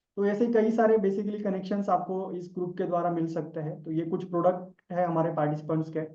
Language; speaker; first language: Hindi; non-native, local second language; Marathi